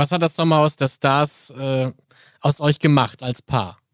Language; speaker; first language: German; native; German